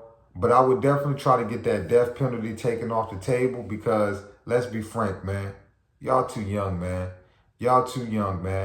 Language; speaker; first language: English; native; English